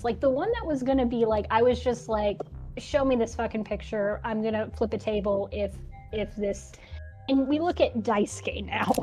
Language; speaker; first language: English; native; English